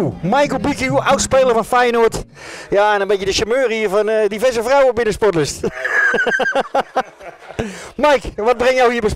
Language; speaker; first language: Dutch; native; Dutch